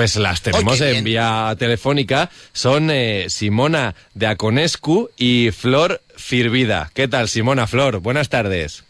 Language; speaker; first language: Spanish; native; Spanish